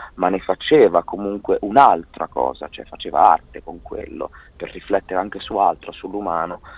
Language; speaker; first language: Italian; native; Italian